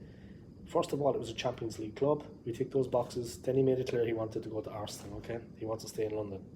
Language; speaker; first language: English; native; English